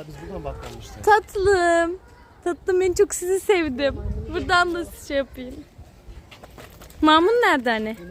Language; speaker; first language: Turkish; native; Turkish